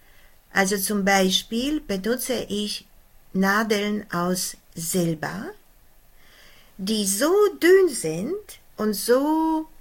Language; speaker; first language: German; non-native, fluent; Polish